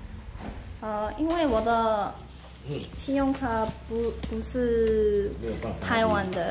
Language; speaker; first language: Chinese; non-native, learner; Korean